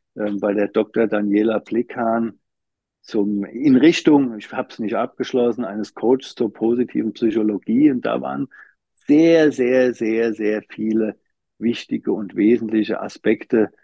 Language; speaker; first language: German; native; German